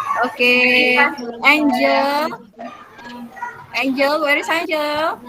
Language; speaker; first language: English; non-native, fluent; Indonesian